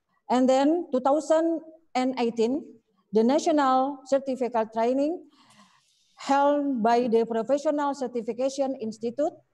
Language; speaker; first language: English; non-native, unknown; Indonesian